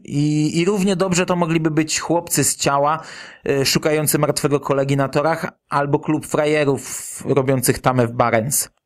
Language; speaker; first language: Polish; native; Polish